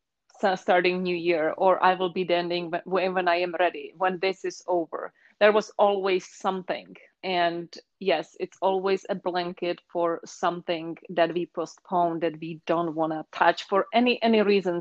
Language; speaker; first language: English; non-native, fluent; Czech